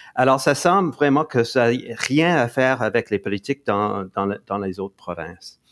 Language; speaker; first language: French; non-native, local second language; English